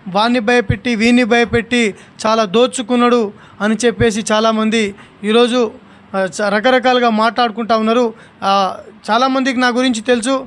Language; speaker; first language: Telugu; non-native, local second language; Lambadi